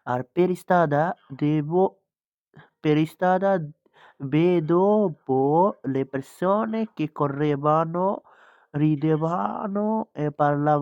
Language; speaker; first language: Italian; non-native, learner; Bangla